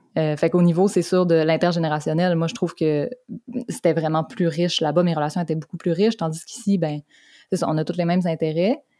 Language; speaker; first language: French; native; French